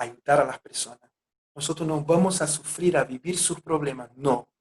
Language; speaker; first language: Spanish; non-native, fluent; Portuguese